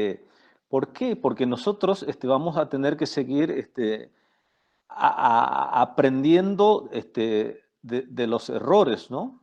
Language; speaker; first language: Spanish; non-native, local second language; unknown